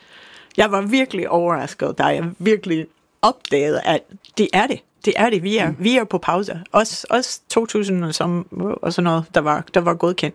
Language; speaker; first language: Danish; non-native, fluent; English